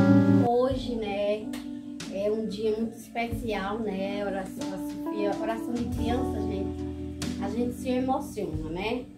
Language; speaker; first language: Portuguese; native; Portuguese